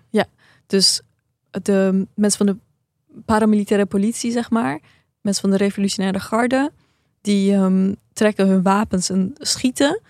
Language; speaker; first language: Dutch; early bilingual, other home language; Persian